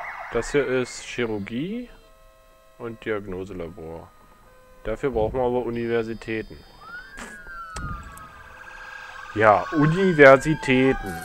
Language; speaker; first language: German; native; German